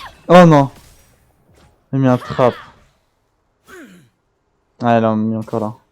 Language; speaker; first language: French; native; French